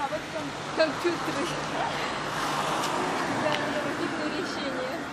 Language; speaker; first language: Russian; native; Russian